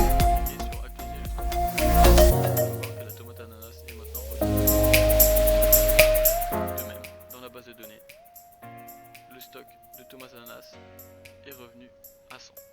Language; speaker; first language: French; native; French